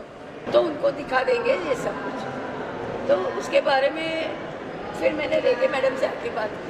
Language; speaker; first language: Hindi; native; Hindi